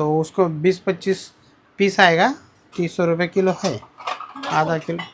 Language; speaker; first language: Hindi; non-native, local second language; Marathi